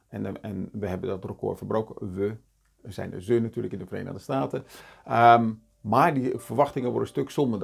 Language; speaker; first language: Dutch; native; Dutch